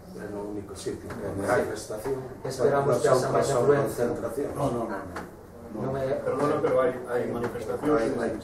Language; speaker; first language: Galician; native; Galician